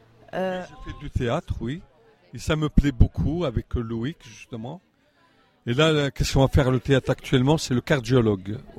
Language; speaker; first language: French; non-native, local second language; Arabic